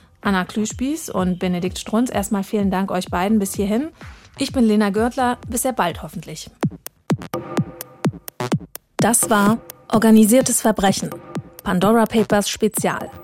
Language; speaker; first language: German; native; German